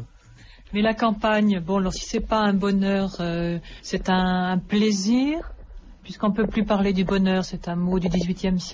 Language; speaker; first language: French; native; French